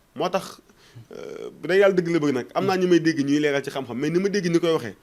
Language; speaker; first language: Wolof; non-native, local second language; Fula